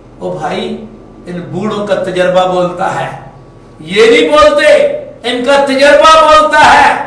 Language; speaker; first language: Urdu; non-native, local second language; Punjabi